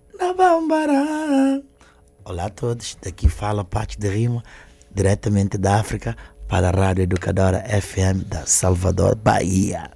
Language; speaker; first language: Portuguese; non-native, local second language; Upper Guinea Crioulo